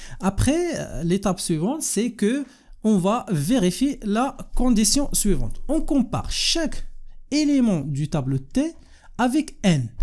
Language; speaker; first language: French; non-native, local second language; Arabic